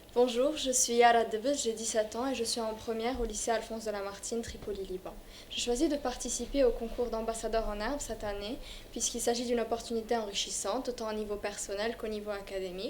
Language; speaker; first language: French; non-native, local second language; Arabic